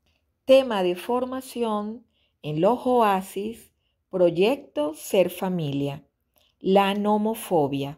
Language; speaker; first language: Spanish; native; Spanish